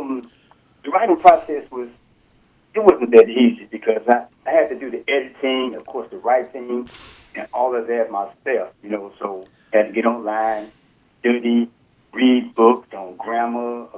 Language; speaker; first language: English; native; English